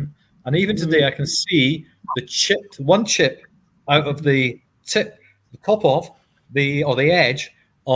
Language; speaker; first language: English; native; English